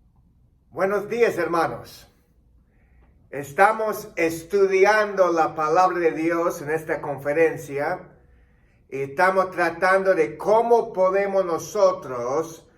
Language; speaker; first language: Spanish; non-native, fluent; English